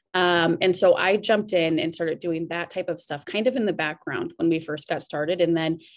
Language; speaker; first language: English; native; English